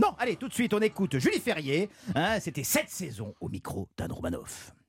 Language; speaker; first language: French; native; French